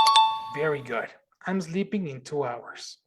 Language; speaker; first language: English; non-native, fluent; Spanish